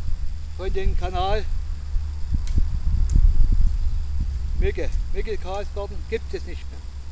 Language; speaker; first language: German; non-native, fluent; Russian